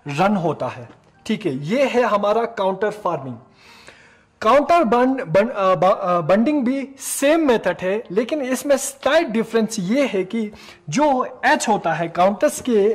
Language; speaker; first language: Hindi; non-native, local second language; Ladakhi